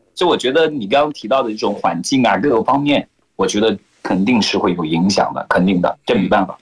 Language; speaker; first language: Chinese; non-native, fluent; French